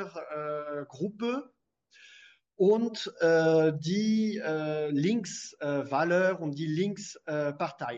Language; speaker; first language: German; non-native, fluent; French